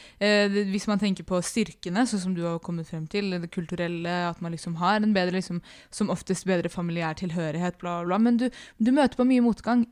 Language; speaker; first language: Norwegian; early bilingual, other home language; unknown